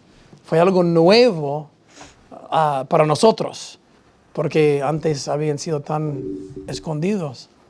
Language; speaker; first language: Spanish; non-native, fluent; English